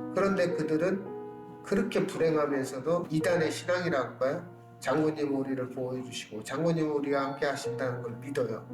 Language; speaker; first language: Korean; native; Korean